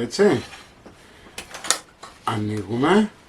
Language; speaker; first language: Greek; native; Greek